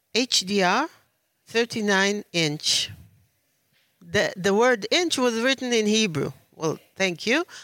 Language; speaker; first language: English; non-native, learner; Hebrew